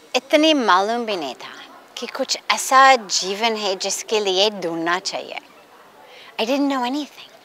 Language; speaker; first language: Hindi; non-native, fluent; English